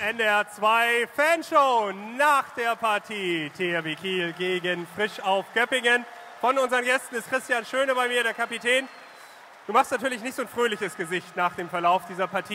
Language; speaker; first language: German; native; German